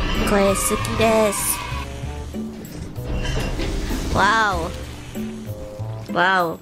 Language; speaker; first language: Japanese; non-native, learner; Indonesian